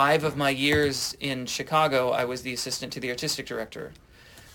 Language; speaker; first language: English; native; English